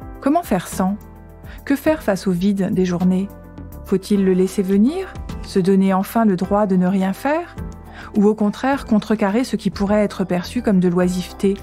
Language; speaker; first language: French; native; French